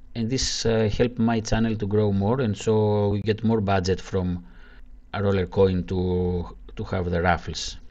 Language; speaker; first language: English; non-native, learner; Greek